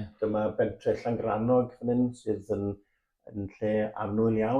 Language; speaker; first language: Welsh; native; Welsh